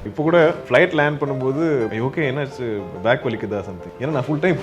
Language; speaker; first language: Tamil; non-native, local second language; Malayalam